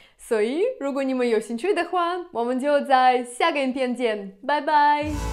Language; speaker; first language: Chinese; non-native, fluent; Russian